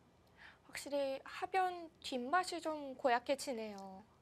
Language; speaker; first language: Korean; native; Korean